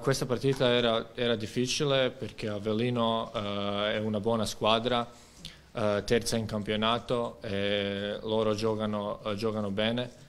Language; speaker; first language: Italian; non-native, learner; Croatian